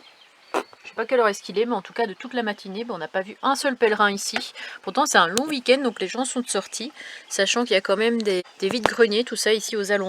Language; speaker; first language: French; native; French